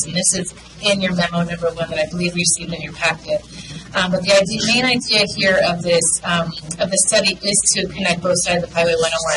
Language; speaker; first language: English; native; English